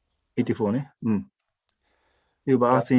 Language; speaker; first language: German; non-native, learner; Japanese